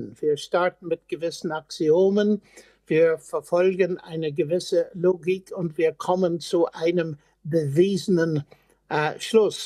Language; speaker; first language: German; non-native, fluent; English